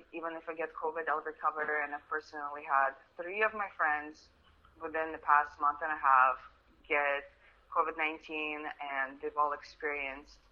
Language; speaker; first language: English; early bilingual, other home language; Russian